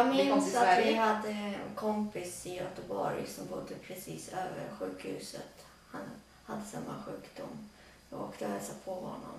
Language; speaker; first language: Swedish; early bilingual, other home language; Latvian